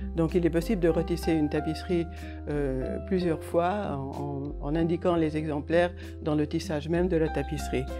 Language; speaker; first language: French; non-native, fluent; Hungarian